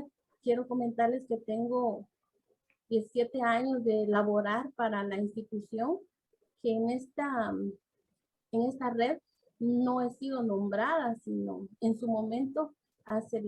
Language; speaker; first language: Spanish; native; Spanish